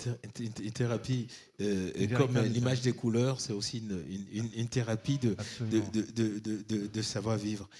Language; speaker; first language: French; native; French